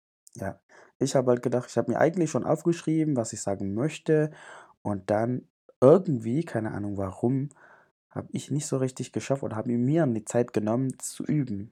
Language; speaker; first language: German; non-native, fluent; Indonesian